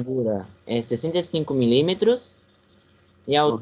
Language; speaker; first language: Portuguese; native; Portuguese